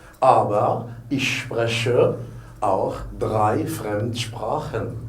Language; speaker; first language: German; non-native, fluent; Arabic